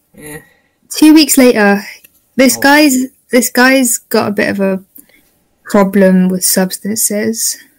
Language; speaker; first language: English; native; English